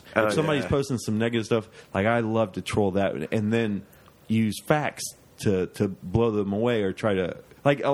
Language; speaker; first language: English; native; English